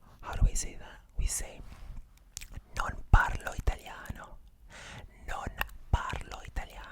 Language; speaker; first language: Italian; non-native, learner; English